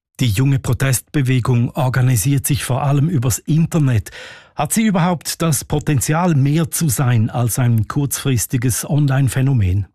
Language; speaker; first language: German; native; German